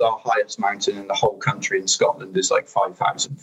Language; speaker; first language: English; native; English